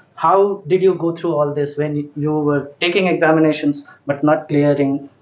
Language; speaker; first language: English; non-native, local second language; Hindi